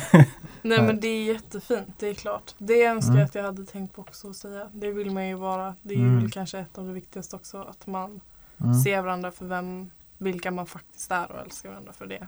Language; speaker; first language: Swedish; native; Swedish